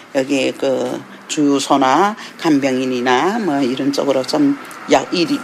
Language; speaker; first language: Korean; early bilingual, heritage; Korean